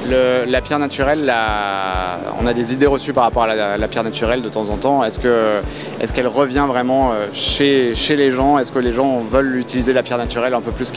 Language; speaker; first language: French; native; French